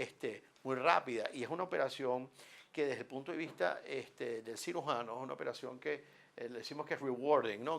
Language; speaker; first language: Spanish; native; Spanish